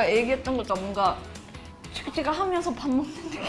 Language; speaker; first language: Korean; non-native, fluent; English